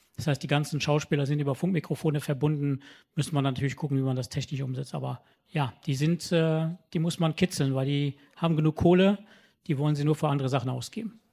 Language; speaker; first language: German; non-native, local second language; Luxembourgish